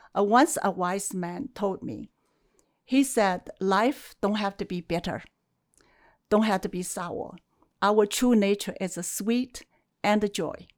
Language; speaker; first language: English; non-native, fluent; Chinese